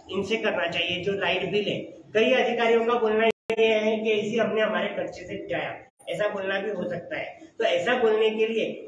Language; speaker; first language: Hindi; native; Hindi